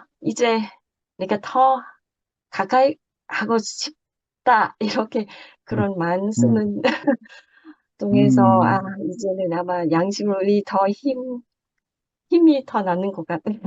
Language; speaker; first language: Korean; non-native, learner; Japanese